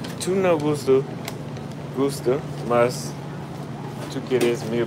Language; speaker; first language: Spanish; non-native, learner; English